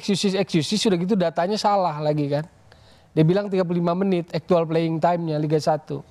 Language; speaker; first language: Indonesian; native; Indonesian